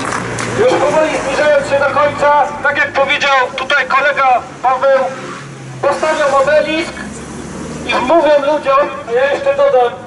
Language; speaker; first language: Polish; native; Polish